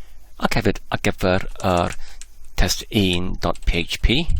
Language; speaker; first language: Welsh; non-native, learner; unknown